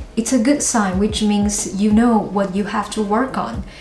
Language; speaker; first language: English; non-native, fluent; Chinese